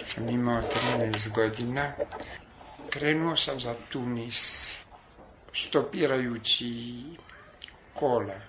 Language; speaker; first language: Serbian; non-native, fluent; French